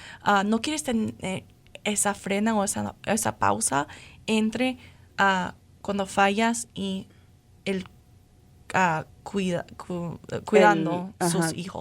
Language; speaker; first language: Spanish; non-native, fluent; English